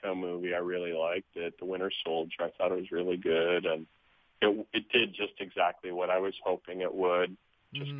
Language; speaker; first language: English; native; English